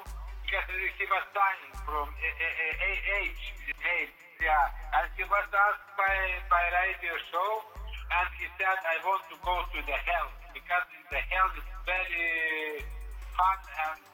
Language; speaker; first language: English; non-native, learner; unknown